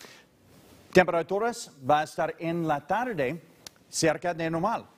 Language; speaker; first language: Spanish; non-native, fluent; English